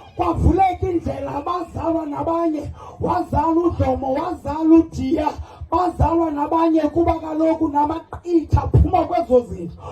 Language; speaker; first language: Xhosa; native; Xhosa